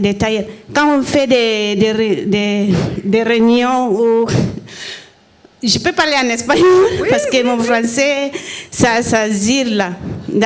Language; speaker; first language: French; non-native, learner; Spanish